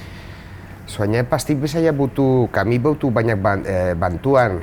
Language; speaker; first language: Indonesian; non-native, fluent; Spanish